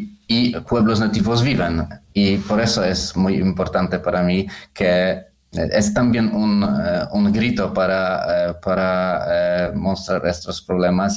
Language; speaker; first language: Spanish; non-native, learner; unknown